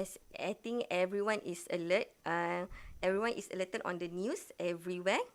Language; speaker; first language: English; non-native, local second language; Malay